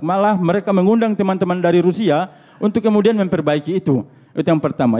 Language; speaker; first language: Indonesian; native; Indonesian